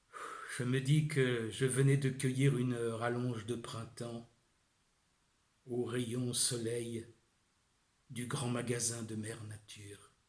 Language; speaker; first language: French; native; French